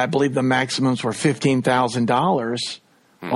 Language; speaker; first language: English; native; English